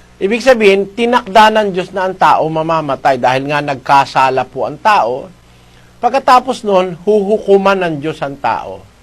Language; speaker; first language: Filipino; non-native, local second language; Iloko